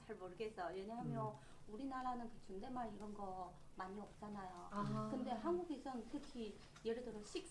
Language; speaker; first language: Korean; non-native, learner; Chinese